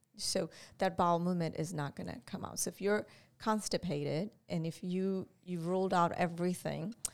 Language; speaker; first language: English; non-native, local second language; Gujarati